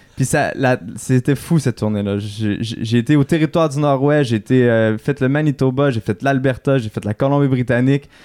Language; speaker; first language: French; native; French